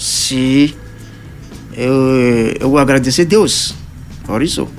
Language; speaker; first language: Portuguese; non-native, learner; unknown